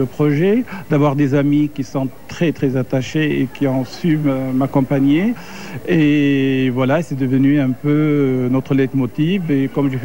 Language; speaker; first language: French; non-native, local second language; Arabic